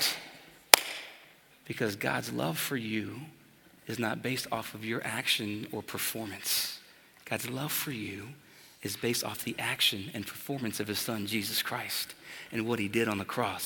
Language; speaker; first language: English; native; English